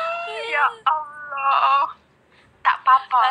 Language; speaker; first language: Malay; non-native, learner; Vietnamese